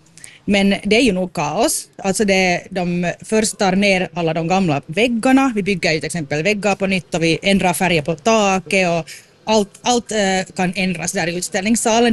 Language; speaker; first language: Swedish; native; Swedish